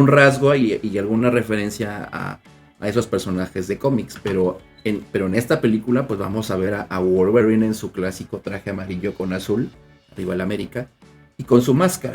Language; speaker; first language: Spanish; native; Spanish